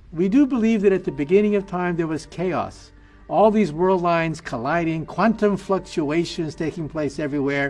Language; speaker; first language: English; native; English